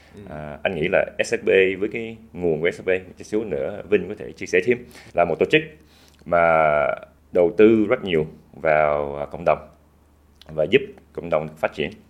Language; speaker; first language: Vietnamese; early bilingual, heritage; Vietnamese